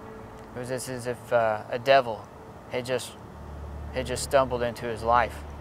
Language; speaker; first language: English; native; English